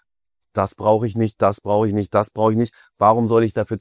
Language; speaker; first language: German; native; German